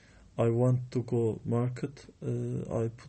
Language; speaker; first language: English; non-native, learner; Turkish